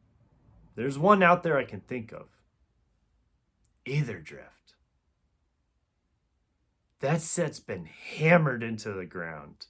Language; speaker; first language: English; native; English